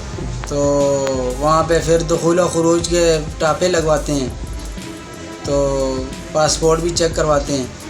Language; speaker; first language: Hindi; non-native, local second language; Pashto